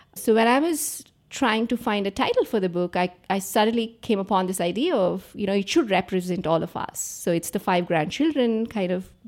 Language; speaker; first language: English; non-native, local second language; Telugu